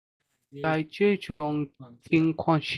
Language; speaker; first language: Chinese; non-native, learner; Bangla